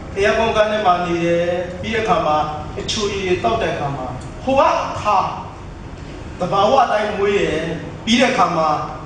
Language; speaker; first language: Burmese; non-native, local second language; Tedim Chin